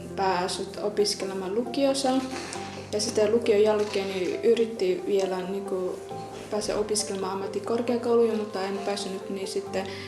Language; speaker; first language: Finnish; non-native, fluent; Burmese